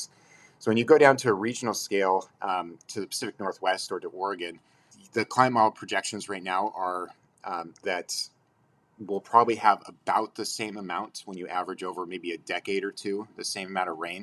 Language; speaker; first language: English; native; English